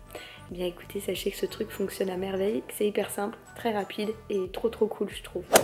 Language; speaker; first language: French; native; French